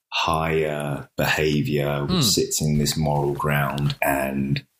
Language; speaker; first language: English; native; English